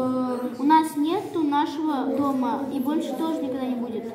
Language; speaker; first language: Russian; non-native, local second language; Kazakh